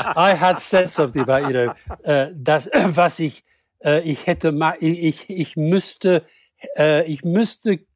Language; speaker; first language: English; native; English